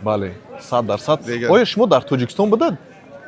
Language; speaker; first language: Persian; native; Persian